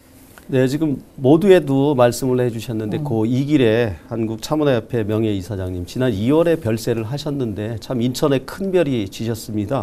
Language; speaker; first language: Korean; native; Korean